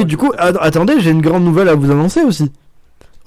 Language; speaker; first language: French; native; French